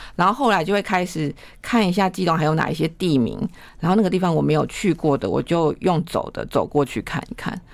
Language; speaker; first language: Chinese; native; Chinese